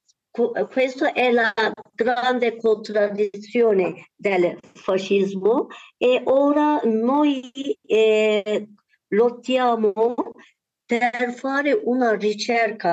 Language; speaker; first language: Italian; non-native, learner; Turkish